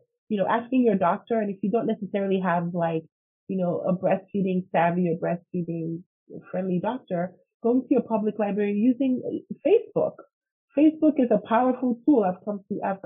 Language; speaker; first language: English; non-native, local second language; Igbo